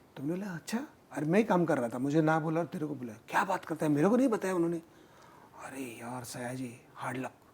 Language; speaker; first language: Hindi; non-native, local second language; Marathi